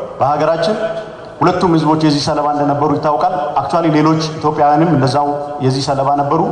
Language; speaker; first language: Amharic; non-native, local second language; Oromo